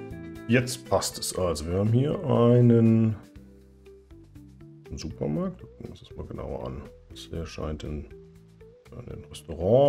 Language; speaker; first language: German; native; German